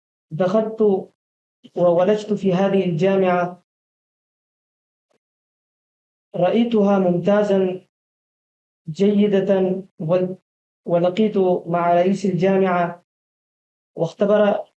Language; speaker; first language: Arabic; non-native, fluent; Urdu